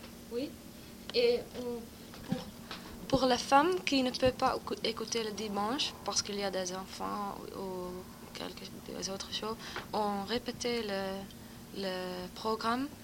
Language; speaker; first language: French; non-native, learner; Dutch